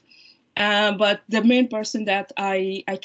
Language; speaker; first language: English; non-native, fluent; Arabic